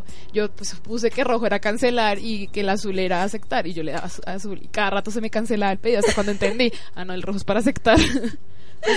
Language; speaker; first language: Spanish; native; Spanish